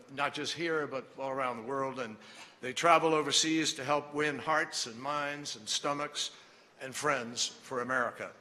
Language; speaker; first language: English; native; English